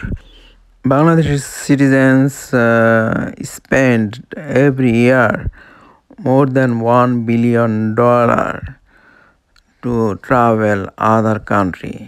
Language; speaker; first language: English; non-native, local second language; Bangla